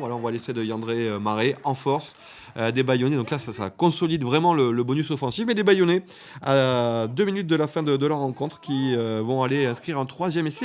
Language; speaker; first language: French; native; French